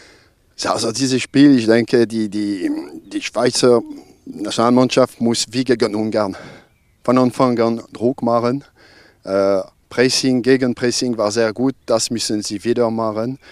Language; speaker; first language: German; non-native, local second language; French